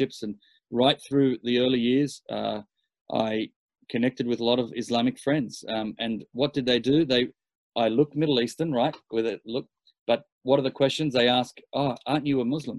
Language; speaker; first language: English; native; English